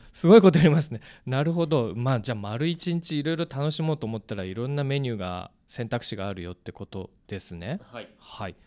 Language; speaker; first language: Japanese; native; Japanese